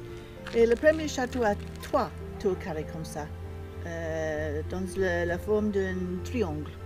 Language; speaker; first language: French; non-native, fluent; English